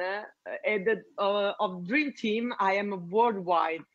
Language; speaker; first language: English; non-native, learner; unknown